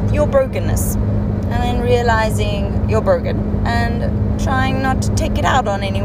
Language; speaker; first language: English; non-native, local second language; Afrikaans